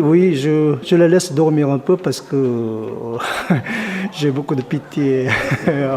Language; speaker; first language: French; non-native, fluent; Korean